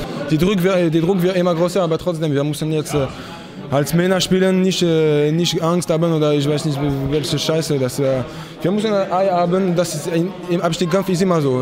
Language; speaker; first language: German; non-native, fluent; French